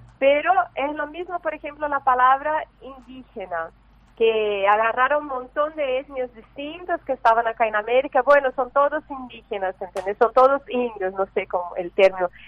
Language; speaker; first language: Spanish; non-native, fluent; Portuguese